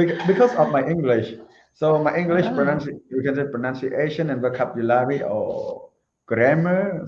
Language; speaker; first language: English; non-native, learner; Khmer